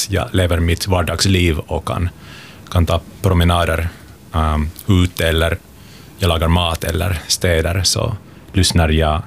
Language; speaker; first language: Swedish; non-native, local second language; Finnish